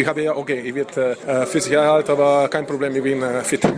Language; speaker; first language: German; non-native, fluent; Slovenian